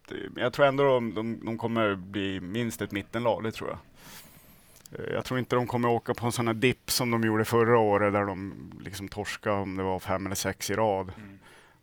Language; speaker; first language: Swedish; native; Swedish